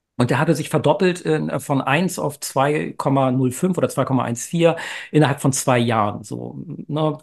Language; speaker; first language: German; native; German